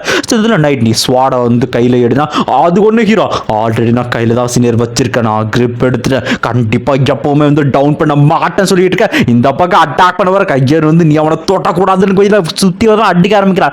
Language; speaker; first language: Tamil; native; Tamil